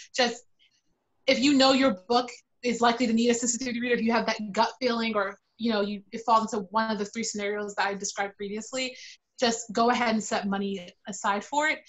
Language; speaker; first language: English; native; English